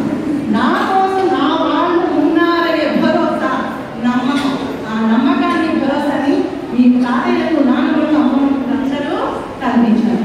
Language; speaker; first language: Telugu; native; Telugu